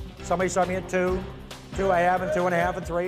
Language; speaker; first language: English; native; English